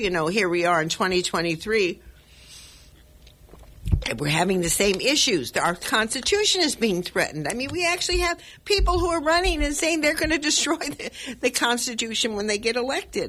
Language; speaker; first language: English; native; English